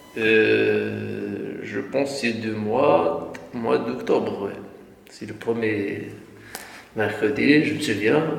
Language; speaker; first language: French; non-native, learner; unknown